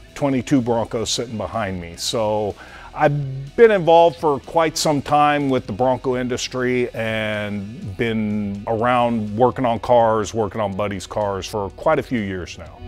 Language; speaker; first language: English; native; English